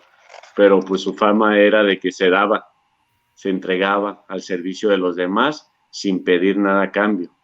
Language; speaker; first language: Spanish; native; Spanish